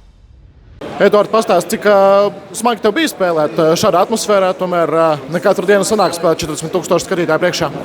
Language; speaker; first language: Latvian; native; Latvian